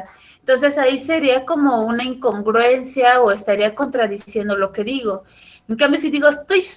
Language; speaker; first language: Spanish; native; Spanish